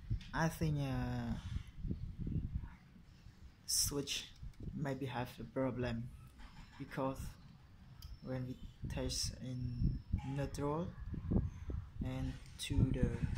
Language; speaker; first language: English; non-native, learner; Khmer